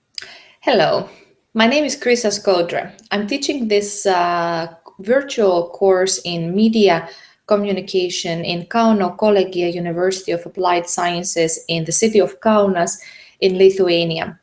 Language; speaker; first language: English; non-native, fluent; Greek